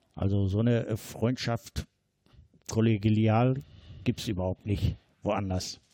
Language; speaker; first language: German; non-native, fluent; Turkish